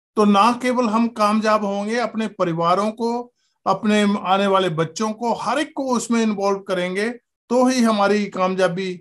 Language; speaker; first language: Hindi; native; Hindi